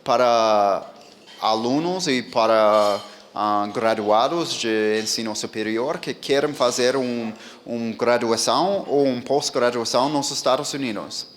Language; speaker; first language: Portuguese; non-native, fluent; English